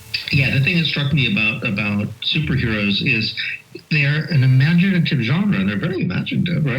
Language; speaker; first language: English; native; English